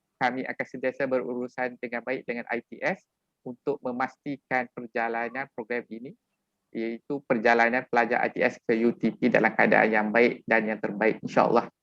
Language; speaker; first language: Malay; native; Malay